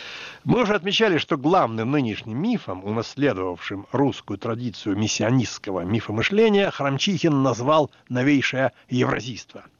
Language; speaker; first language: Russian; native; Russian